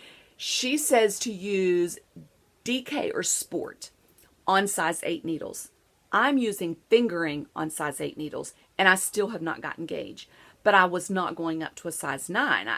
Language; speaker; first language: English; native; English